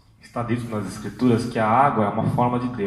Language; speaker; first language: Portuguese; native; Portuguese